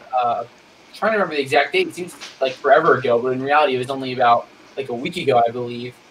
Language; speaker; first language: English; native; English